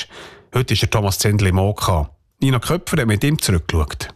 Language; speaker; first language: German; native; German